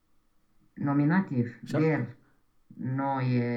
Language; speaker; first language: German; non-native, learner; Romanian